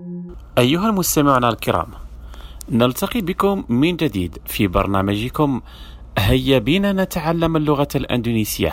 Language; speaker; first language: Arabic; non-native, fluent; Indonesian